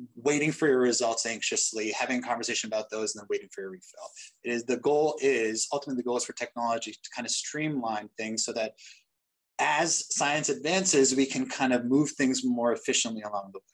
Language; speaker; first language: English; native; English